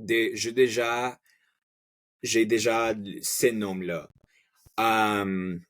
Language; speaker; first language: French; non-native, fluent; Spanish